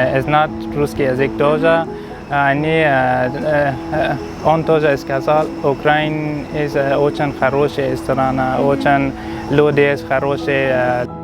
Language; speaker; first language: Russian; non-native, learner; Persian